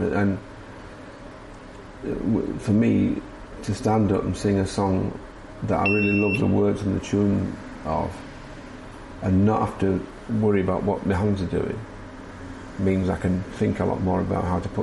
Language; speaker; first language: English; native; English